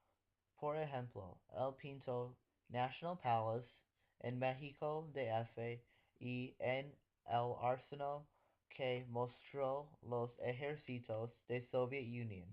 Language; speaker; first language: Spanish; non-native, learner; English